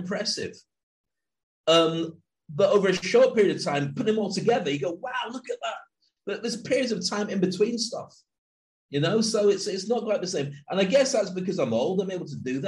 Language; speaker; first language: English; native; English